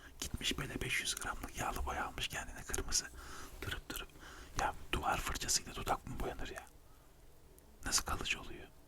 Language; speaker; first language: Turkish; native; Turkish